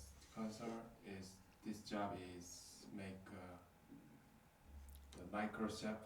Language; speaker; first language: English; non-native, learner; Korean